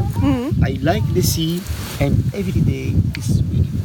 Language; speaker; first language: English; non-native, learner; Italian